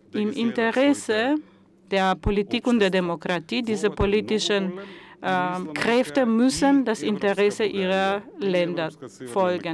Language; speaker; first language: German; non-native, fluent; Macedonian